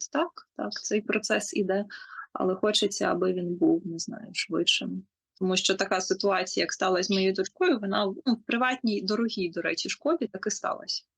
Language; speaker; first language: Ukrainian; native; Ukrainian